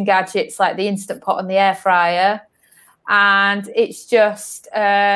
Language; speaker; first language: English; native; English